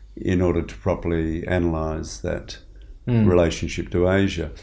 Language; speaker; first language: English; native; English